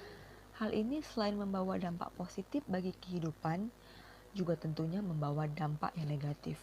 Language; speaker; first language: Indonesian; native; Indonesian